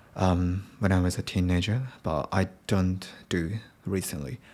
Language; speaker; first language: English; non-native, learner; Japanese